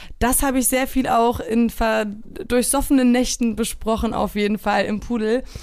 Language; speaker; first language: German; early bilingual, other home language; Polish